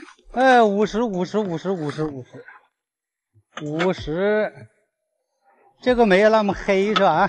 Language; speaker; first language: Chinese; native; Chinese